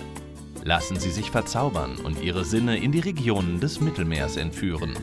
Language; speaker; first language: German; native; German